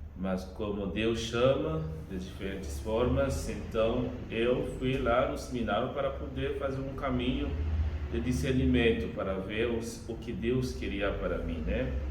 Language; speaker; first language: Portuguese; non-native, fluent; Haitian Creole